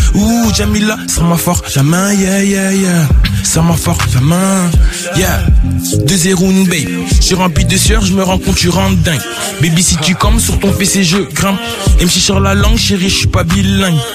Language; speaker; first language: French; native; French